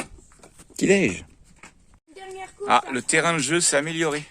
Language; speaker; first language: French; native; French